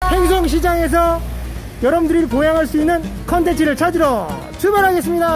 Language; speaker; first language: Korean; native; Korean